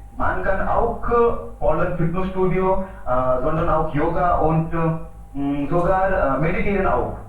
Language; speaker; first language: German; non-native, learner; Hindi